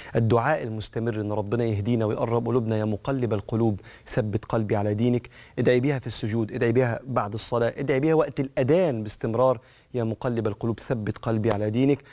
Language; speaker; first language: Arabic; native; Arabic